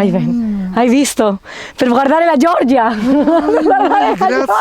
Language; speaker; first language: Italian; non-native, learner; Spanish